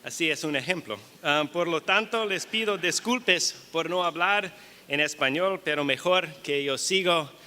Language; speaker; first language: Spanish; non-native, learner; English